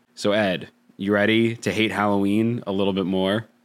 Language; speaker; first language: English; native; English